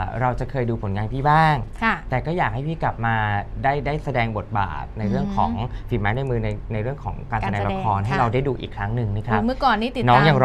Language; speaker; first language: Thai; native; Thai